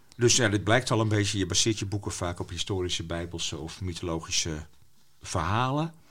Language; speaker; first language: Dutch; non-native, local second language; Western Frisian